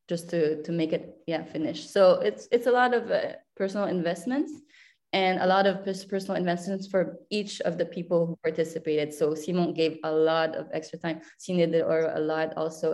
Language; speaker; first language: English; non-native, local second language; French